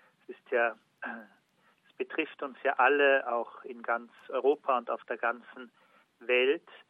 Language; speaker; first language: German; native; German